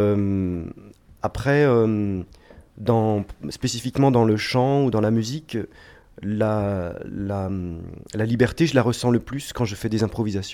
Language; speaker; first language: French; native; French